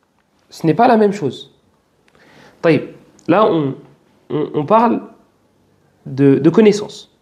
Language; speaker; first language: French; native; French